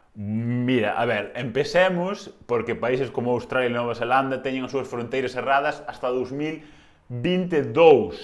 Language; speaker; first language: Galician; native; Galician